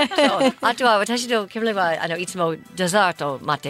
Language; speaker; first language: Japanese; non-native, fluent; English